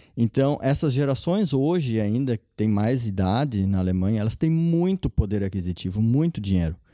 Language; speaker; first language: Portuguese; non-native, local second language; German